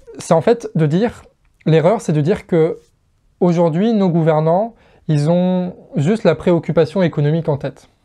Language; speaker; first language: French; native; French